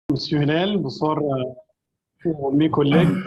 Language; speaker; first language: French; non-native, fluent; Arabic